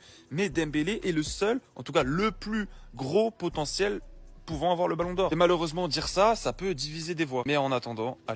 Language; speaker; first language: French; native; French